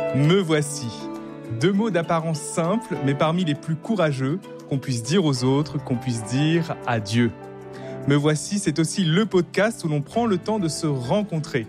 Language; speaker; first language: French; native; French